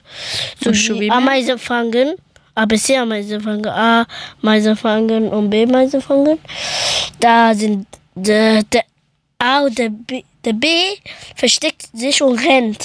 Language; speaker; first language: German; early bilingual, other home language; Persian